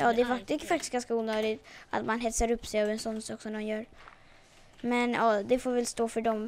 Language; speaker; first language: Swedish; native; Swedish